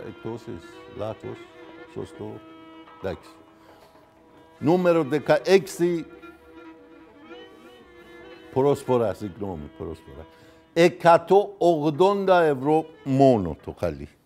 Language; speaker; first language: Greek; non-native, fluent; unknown